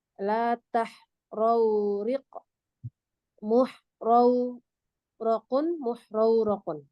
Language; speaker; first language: Arabic; non-native, learner; Indonesian